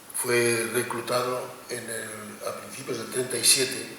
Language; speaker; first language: Spanish; non-native, local second language; Catalan